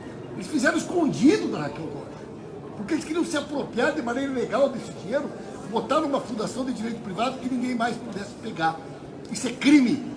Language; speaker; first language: Portuguese; native; Portuguese